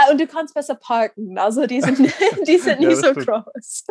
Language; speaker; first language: German; non-native, fluent; English